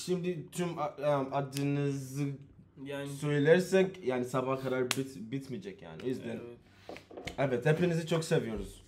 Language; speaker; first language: Turkish; non-native, learner; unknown